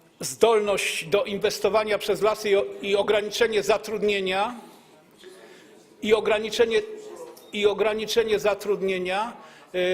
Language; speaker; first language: Polish; native; Polish